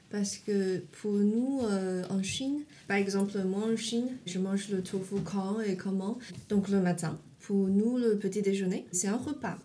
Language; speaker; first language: French; non-native, fluent; Chinese